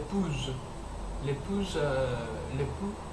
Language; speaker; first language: French; non-native, learner; English